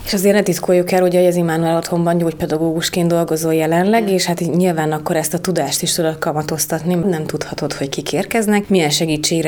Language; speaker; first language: Hungarian; native; Hungarian